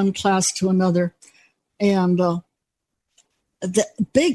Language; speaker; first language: English; native; English